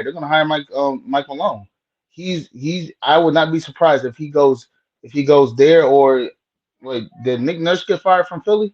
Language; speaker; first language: English; native; English